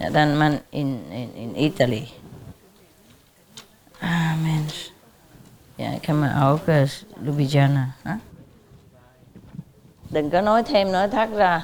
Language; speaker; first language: German; non-native, learner; Vietnamese